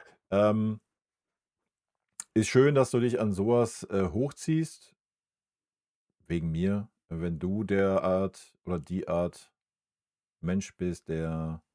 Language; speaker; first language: German; native; German